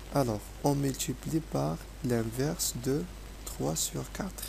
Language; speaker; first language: French; non-native, local second language; Arabic